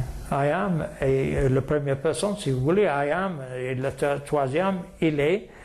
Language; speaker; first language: French; non-native, fluent; English